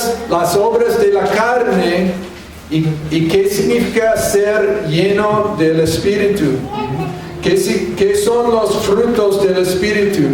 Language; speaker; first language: Spanish; non-native, fluent; English